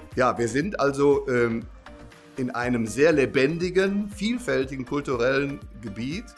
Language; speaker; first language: German; native; German